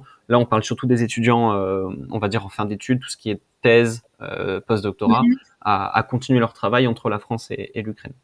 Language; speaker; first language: French; native; French